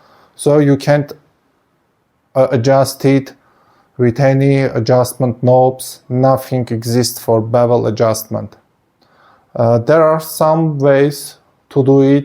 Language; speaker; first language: English; non-native, fluent; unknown